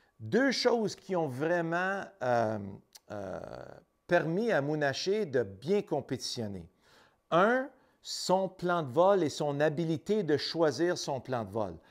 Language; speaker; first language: French; native; French